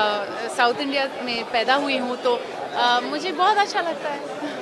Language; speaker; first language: Hindi; non-native, local second language; French